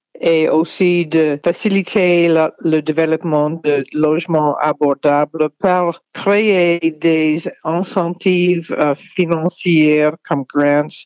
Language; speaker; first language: French; non-native, fluent; English